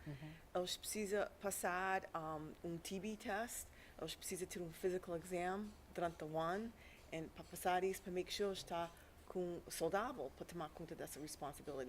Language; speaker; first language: Portuguese; early bilingual, heritage; English